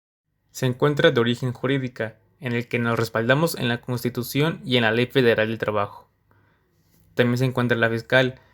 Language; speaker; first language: Spanish; native; Spanish